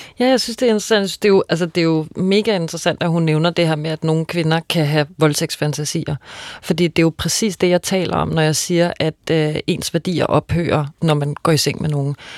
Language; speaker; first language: Danish; native; Danish